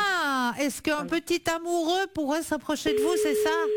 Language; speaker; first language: French; native; French